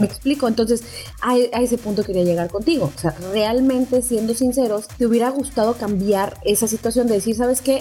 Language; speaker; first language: Spanish; native; Spanish